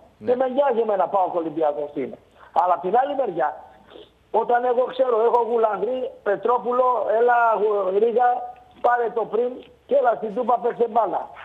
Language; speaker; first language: Greek; native; Greek